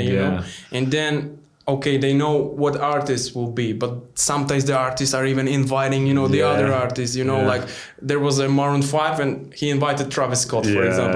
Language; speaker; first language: English; non-native, learner; Polish